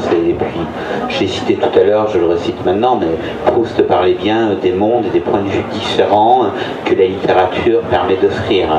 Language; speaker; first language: French; native; French